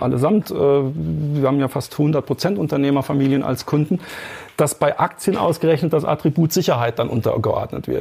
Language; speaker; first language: German; native; German